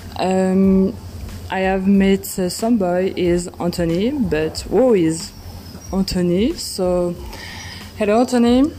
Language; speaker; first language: English; non-native, learner; French